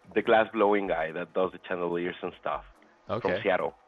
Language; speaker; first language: English; non-native, fluent; Spanish